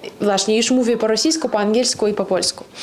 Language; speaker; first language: Polish; non-native, fluent; Russian